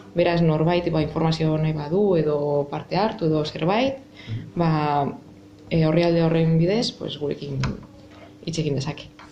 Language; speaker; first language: Basque; non-native, local second language; Spanish